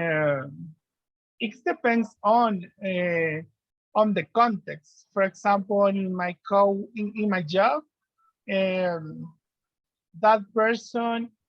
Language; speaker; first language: English; non-native, learner; Spanish